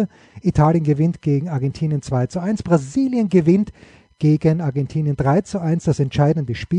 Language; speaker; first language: German; native; German